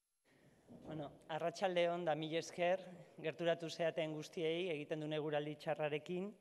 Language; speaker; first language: Basque; native; Basque